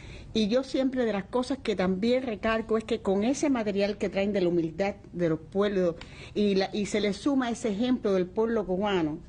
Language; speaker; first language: Spanish; native; Spanish